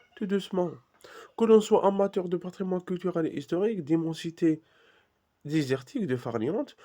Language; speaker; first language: French; non-native, local second language; Arabic